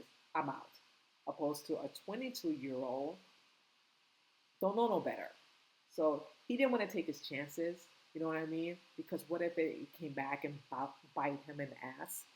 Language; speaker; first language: English; native; English